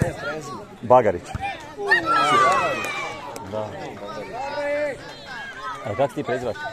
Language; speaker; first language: Serbian; native; Serbian